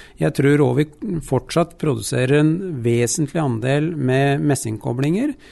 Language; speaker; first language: Norwegian; native; Norwegian